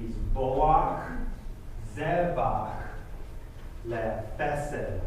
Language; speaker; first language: Hebrew; non-native, fluent; English